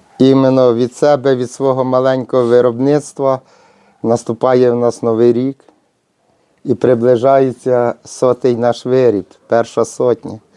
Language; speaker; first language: Ukrainian; native; Ukrainian